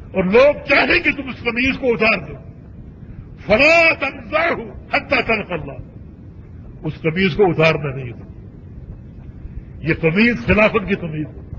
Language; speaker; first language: Urdu; native; Urdu